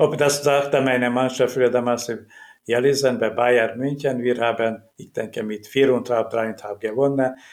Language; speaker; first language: German; non-native, learner; Hungarian